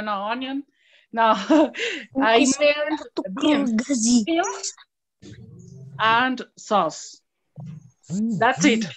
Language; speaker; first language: English; non-native, learner; Spanish